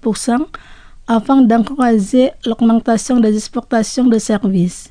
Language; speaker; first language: French; non-native, fluent; Indonesian